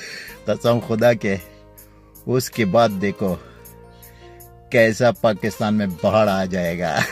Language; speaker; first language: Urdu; non-native, fluent; Pashto